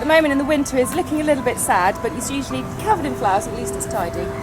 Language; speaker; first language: English; native; English